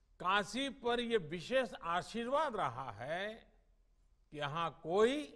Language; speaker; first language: Hindi; non-native, local second language; Gujarati